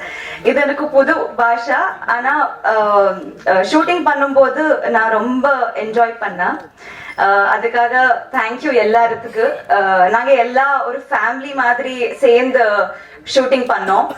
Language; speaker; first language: Tamil; non-native, learner; Telugu